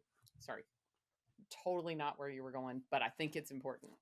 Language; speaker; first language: English; native; English